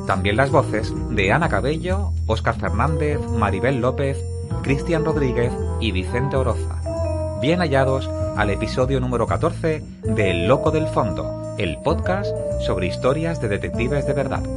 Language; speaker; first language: Spanish; native; Spanish